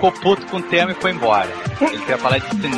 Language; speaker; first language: Portuguese; native; Portuguese